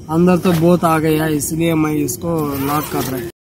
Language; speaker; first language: Hindi; non-native, local second language; Telugu